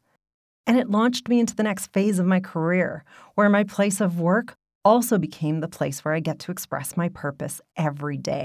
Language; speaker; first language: English; native; English